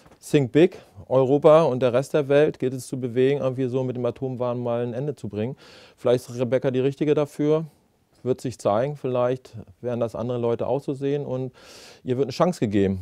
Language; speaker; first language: German; native; German